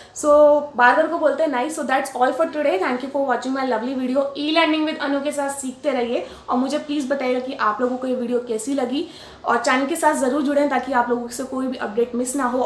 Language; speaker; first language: Hindi; native; Hindi